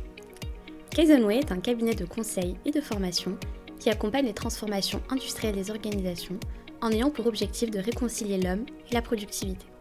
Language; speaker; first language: French; native; French